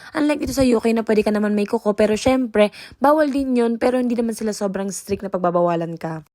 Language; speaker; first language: Filipino; native; Filipino